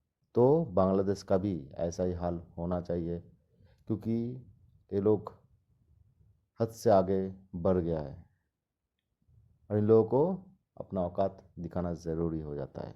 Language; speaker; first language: Hindi; non-native, local second language; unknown